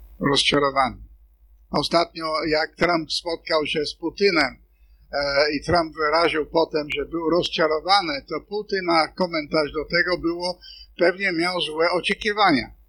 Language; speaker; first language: Polish; non-native, fluent; English